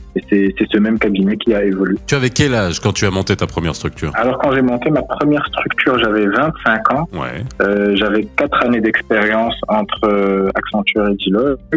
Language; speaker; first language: French; non-native, local second language; Arabic